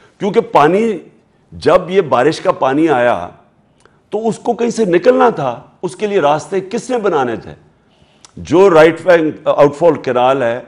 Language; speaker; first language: Urdu; native; Urdu